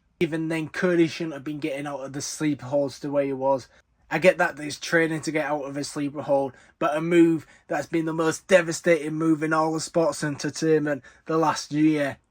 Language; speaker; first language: English; native; English